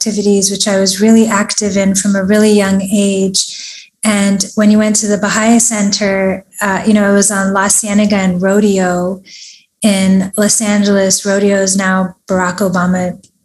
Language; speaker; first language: English; early bilingual, other home language; Persian